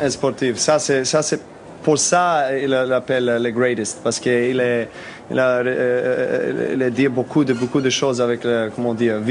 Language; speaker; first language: French; non-native, learner; Serbian